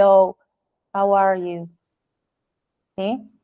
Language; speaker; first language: English; non-native, fluent; Spanish